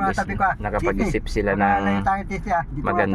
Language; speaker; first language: Filipino; native; Filipino